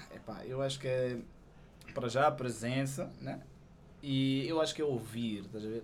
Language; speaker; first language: Portuguese; native; Portuguese